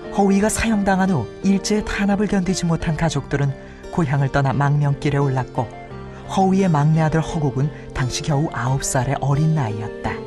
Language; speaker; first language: Korean; native; Korean